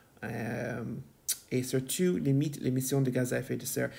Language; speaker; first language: French; non-native, fluent; English